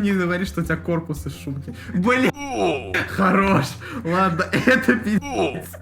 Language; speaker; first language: Russian; native; Russian